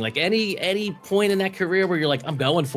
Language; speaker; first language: English; native; English